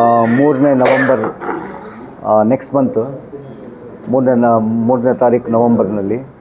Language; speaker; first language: Kannada; non-native, local second language; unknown